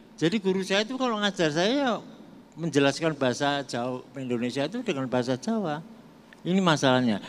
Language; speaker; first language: Indonesian; non-native, local second language; Javanese